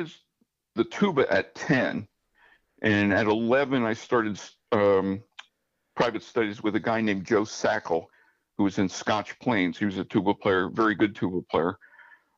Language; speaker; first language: English; native; English